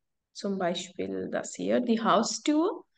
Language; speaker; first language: German; non-native, fluent; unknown